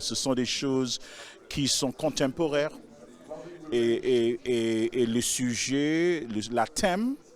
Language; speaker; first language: French; non-native, local second language; English